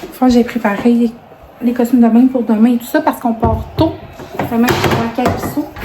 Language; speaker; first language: French; native; French